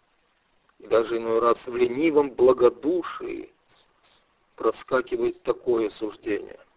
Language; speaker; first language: Russian; native; Russian